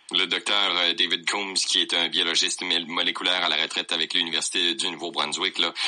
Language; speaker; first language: French; native; French